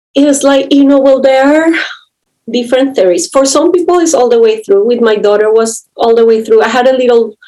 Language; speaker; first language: English; non-native, fluent; Spanish